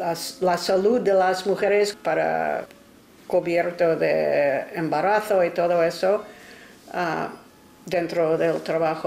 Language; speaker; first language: Spanish; non-native, fluent; English